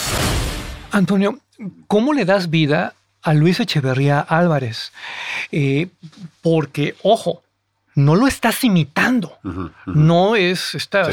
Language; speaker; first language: Spanish; native; Spanish